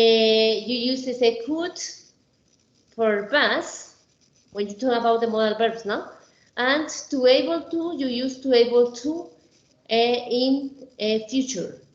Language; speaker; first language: English; non-native, learner; Spanish